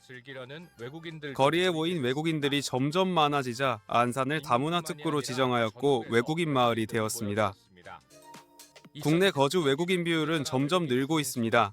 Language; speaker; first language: Korean; native; Korean